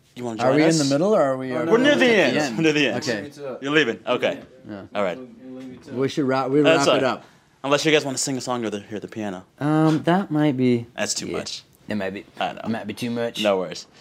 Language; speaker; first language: English; native; English